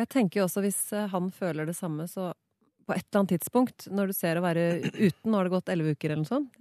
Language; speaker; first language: Norwegian; native; Norwegian